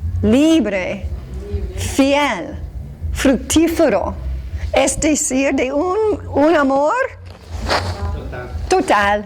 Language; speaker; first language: Spanish; non-native, fluent; English